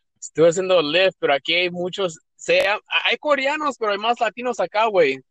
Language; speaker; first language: Spanish; early bilingual, heritage; Spanish